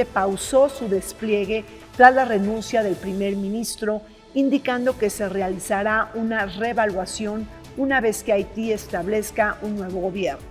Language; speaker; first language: Spanish; native; Spanish